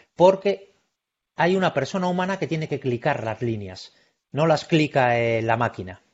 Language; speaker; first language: Spanish; native; Spanish